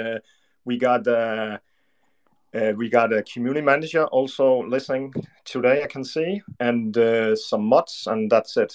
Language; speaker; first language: English; non-native, fluent; Danish